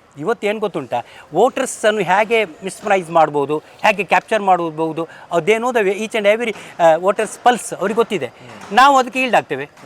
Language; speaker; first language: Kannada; native; Kannada